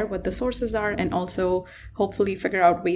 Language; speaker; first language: English; non-native, local second language; Hindi